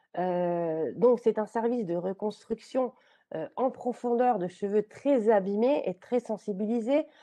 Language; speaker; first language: French; native; French